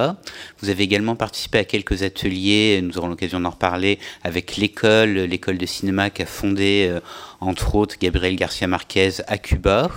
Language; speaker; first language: French; native; French